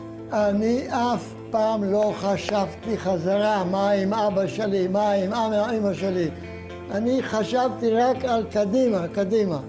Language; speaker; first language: Hebrew; non-native, fluent; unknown